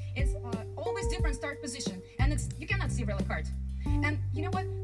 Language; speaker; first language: English; non-native, learner; Russian